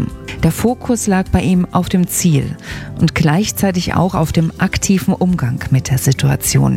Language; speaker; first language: German; native; German